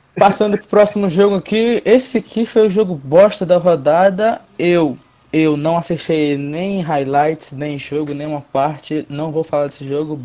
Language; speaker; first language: Portuguese; native; Portuguese